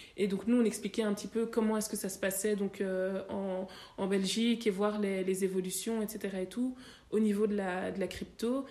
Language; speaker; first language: French; native; French